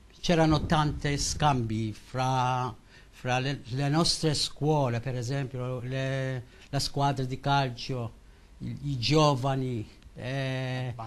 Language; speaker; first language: Italian; non-native, learner; Maltese